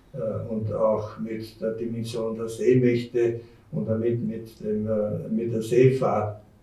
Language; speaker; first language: German; native; German